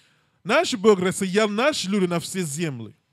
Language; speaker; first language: Russian; non-native, learner; English